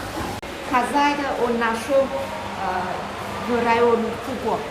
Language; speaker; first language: Russian; non-native, learner; Vietnamese